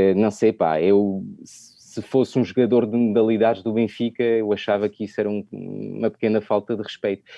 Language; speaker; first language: Portuguese; non-native, fluent; French